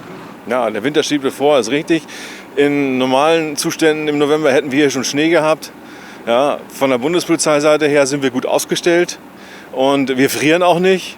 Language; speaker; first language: German; native; German